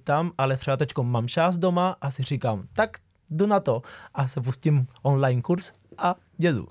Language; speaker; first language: Czech; non-native, fluent; Spanish